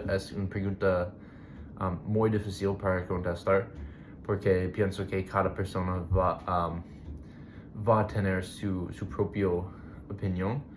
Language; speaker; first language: Spanish; non-native, learner; English